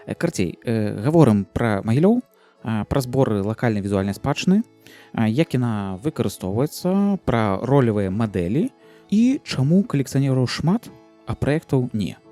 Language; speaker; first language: Belarusian; non-native, local second language; Russian